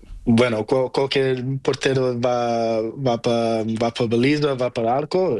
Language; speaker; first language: Spanish; non-native, learner; Portuguese